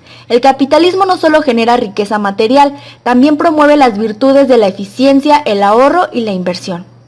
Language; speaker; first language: Spanish; native; Spanish